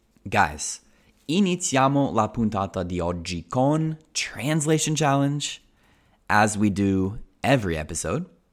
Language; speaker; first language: Italian; non-native, fluent; English